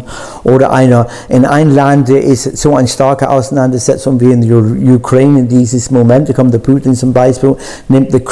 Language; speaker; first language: German; non-native, fluent; English